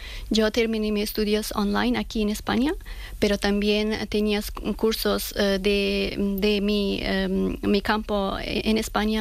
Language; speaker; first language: Spanish; non-native, learner; Persian